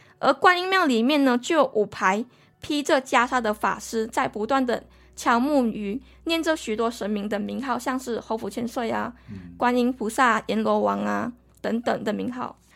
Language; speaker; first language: Chinese; native; Chinese